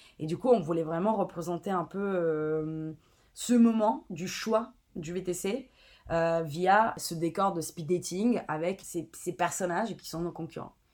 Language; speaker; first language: French; non-native, fluent; Italian